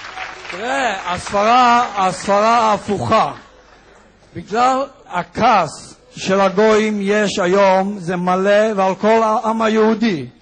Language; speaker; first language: Hebrew; non-native, fluent; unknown